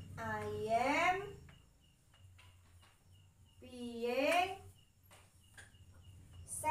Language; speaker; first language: English; non-native, learner; Indonesian